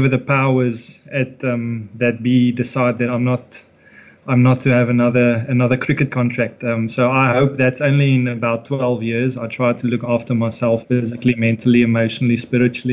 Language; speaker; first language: English; non-native, local second language; Afrikaans